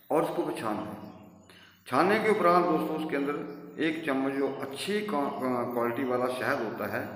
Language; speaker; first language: Hindi; native; Hindi